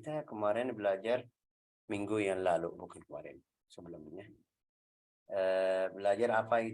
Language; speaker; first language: Indonesian; non-native, fluent; Arabic